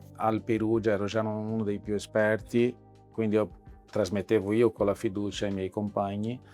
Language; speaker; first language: Italian; non-native, fluent; Portuguese